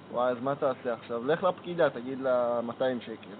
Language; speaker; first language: Hebrew; native; Hebrew